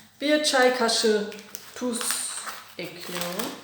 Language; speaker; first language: Turkish; non-native, fluent; German